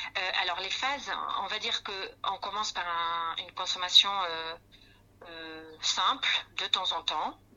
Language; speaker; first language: French; non-native, fluent; Spanish